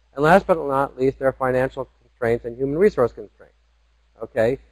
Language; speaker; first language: English; native; English